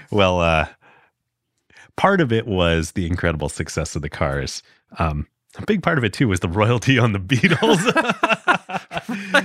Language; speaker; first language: English; native; English